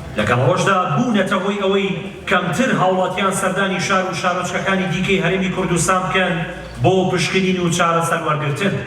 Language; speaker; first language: Central Kurdish; native; Central Kurdish